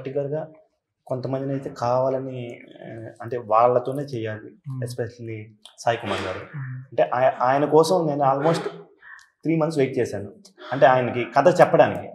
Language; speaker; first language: Telugu; native; Telugu